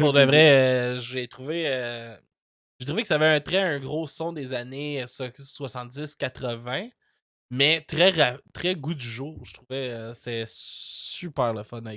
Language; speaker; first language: French; native; French